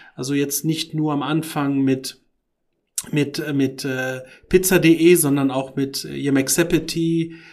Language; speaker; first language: German; early bilingual, other home language; Arabic